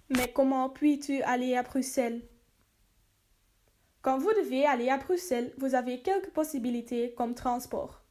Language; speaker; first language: French; non-native, learner; Dutch